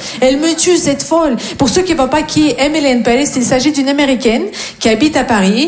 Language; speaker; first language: French; non-native, fluent; Russian